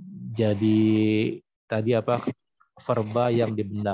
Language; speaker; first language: Indonesian; native; Indonesian